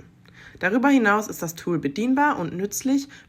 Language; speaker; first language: German; native; German